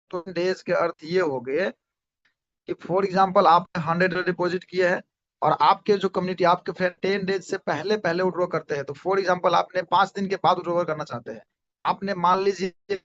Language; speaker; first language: Hindi; native; Hindi